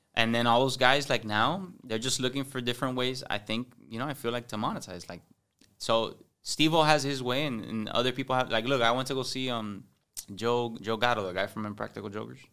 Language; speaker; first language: English; early bilingual, other home language; Spanish